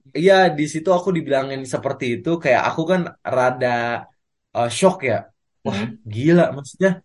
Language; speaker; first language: Indonesian; native; Indonesian